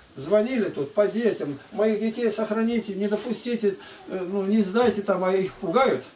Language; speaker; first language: Russian; native; Russian